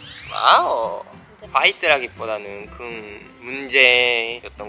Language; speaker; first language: Korean; non-native, fluent; Japanese